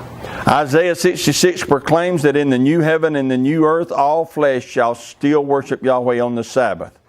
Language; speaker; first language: English; native; English